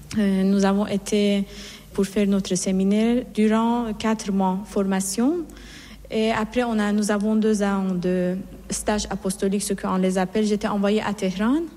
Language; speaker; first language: French; non-native, fluent; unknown